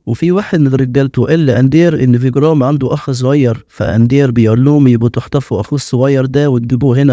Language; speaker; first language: Arabic; native; Arabic